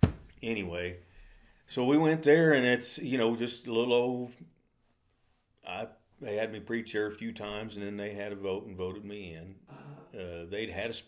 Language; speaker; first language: English; native; English